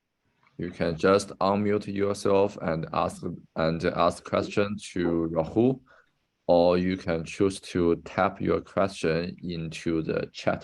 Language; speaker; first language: English; non-native, fluent; Chinese